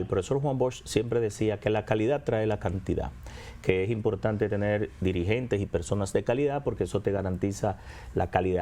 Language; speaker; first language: Spanish; native; Spanish